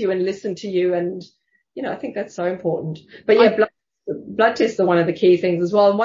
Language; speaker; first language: English; native; English